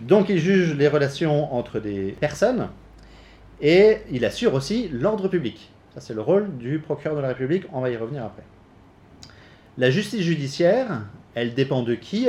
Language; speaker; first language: French; native; French